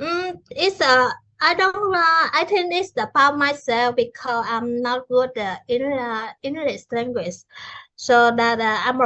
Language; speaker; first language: English; non-native, learner; Vietnamese